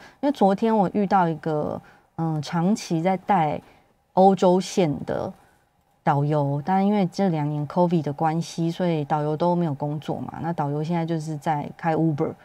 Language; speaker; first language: Chinese; native; Chinese